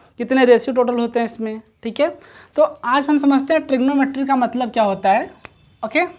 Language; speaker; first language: Hindi; native; Hindi